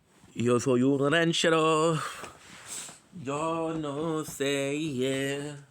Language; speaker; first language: Spanish; non-native, learner; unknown